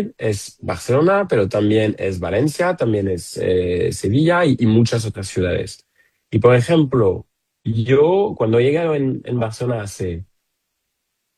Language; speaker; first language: Spanish; non-native, fluent; French